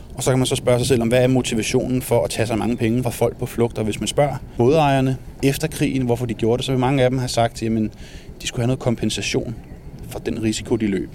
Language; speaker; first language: Danish; native; Danish